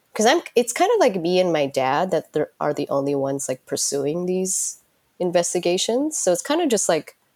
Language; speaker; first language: English; native; English